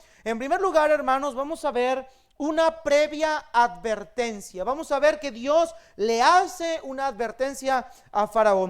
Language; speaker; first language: Spanish; native; Spanish